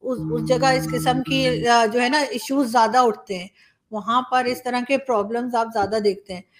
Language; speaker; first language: Urdu; native; Urdu